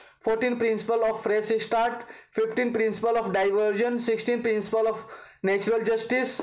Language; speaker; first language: English; non-native, local second language; Hindi